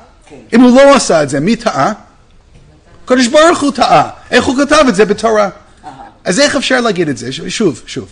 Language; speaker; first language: Hebrew; non-native, fluent; English